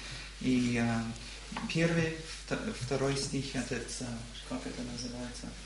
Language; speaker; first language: Russian; non-native, learner; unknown